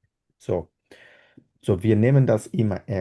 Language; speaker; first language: German; non-native, fluent; Bangla